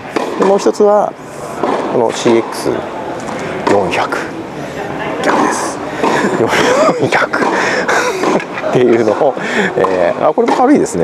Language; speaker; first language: Japanese; native; Japanese